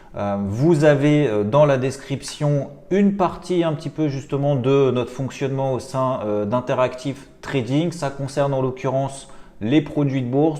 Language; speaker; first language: French; native; French